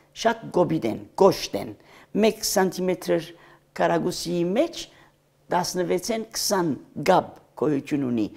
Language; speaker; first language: Armenian; early bilingual, heritage; Armenian